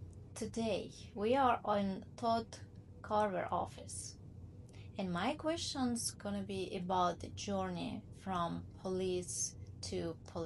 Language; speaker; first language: English; non-native, learner; Ukrainian